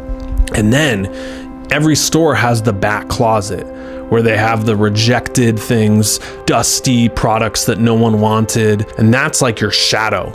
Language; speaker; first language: English; native; English